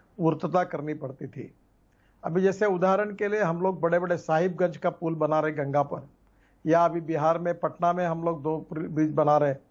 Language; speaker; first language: Hindi; non-native, local second language; Marathi